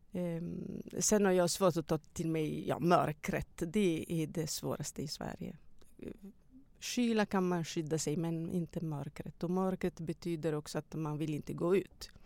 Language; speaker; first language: Swedish; non-native, fluent; Italian